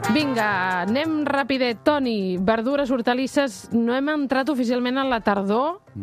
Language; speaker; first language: Catalan; native; Catalan